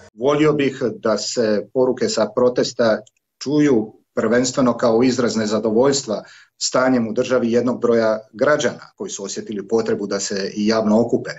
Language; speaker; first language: Serbian; native; Serbian